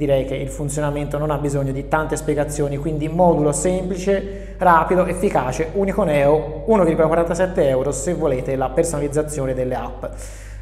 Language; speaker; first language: Italian; native; Italian